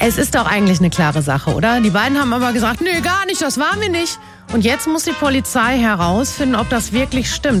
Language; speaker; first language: German; native; German